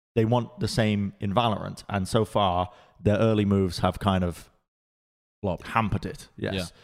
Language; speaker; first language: English; native; English